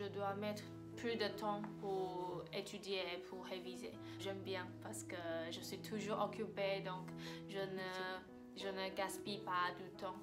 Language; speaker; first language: French; non-native, fluent; Chinese